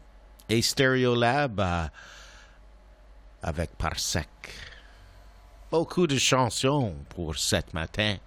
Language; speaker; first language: French; non-native, learner; English